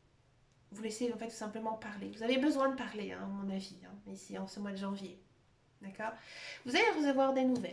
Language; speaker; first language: French; native; French